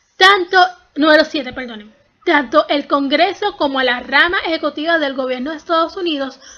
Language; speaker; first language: Spanish; native; Spanish